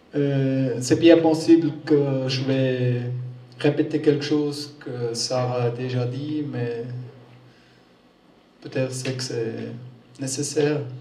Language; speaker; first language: French; non-native, learner; German